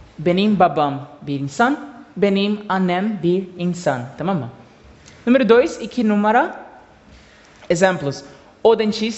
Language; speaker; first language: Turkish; non-native, learner; Portuguese